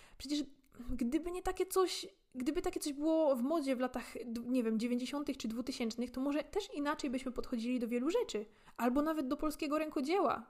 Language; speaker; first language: Polish; native; Polish